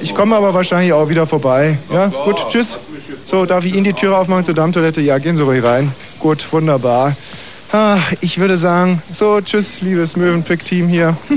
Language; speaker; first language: German; native; German